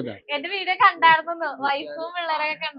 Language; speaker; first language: Malayalam; native; Malayalam